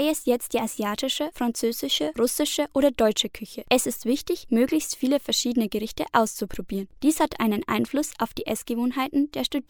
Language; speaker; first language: German; native; German